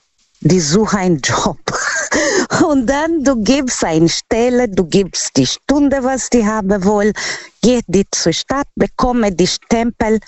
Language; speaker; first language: German; non-native, fluent; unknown